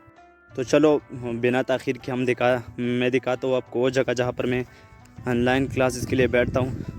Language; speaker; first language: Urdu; non-native, local second language; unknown